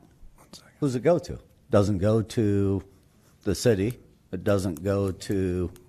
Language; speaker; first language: English; native; English